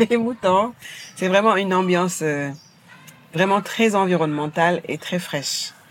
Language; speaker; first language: French; non-native, local second language; Wolof